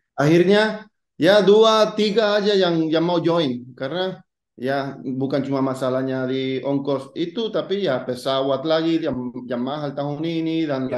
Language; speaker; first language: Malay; non-native, fluent; Spanish